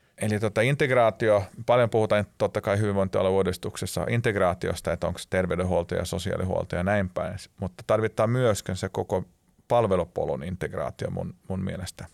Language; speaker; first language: Finnish; non-native, local second language; Swedish